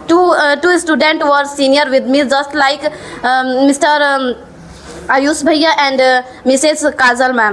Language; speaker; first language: English; non-native, learner; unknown